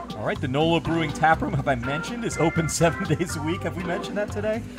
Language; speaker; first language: English; early bilingual, other home language; Spanish